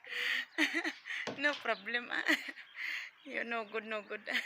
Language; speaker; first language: English; non-native, learner; Hiligaynon